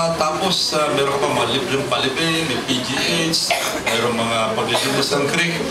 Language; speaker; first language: Filipino; native; Filipino